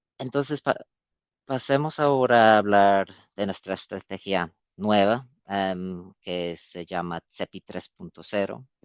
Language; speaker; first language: Spanish; non-native, fluent; English